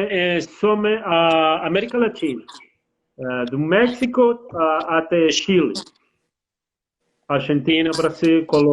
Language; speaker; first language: Portuguese; non-native, fluent; Spanish